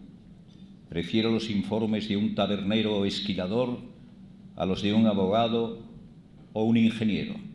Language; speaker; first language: Spanish; native; Spanish